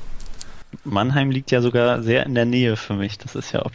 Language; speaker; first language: German; native; German